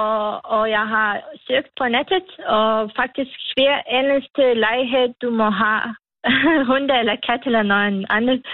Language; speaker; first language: Danish; non-native, learner; Lithuanian